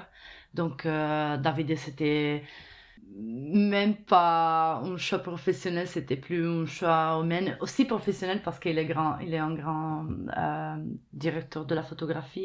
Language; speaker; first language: French; non-native, fluent; Italian